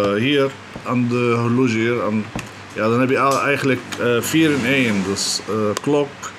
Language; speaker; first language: Dutch; non-native, fluent; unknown